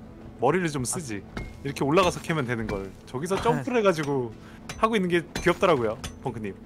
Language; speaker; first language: Korean; native; Korean